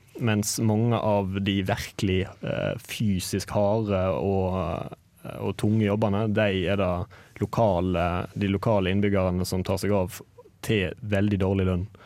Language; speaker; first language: Norwegian; native; Norwegian